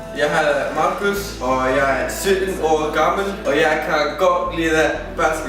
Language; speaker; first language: Danish; non-native, learner; Icelandic